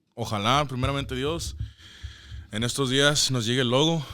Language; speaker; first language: Spanish; early bilingual, heritage; Spanish